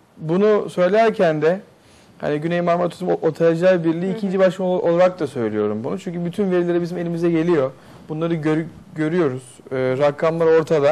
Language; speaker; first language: Turkish; native; Turkish